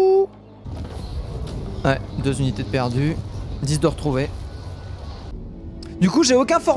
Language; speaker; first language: French; native; French